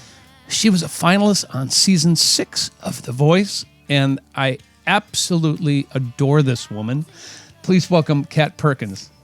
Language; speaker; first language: English; native; English